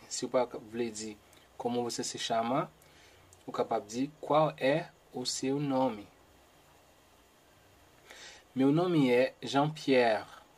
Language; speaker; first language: Portuguese; non-native, learner; Haitian Creole